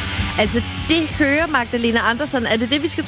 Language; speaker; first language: Danish; native; Danish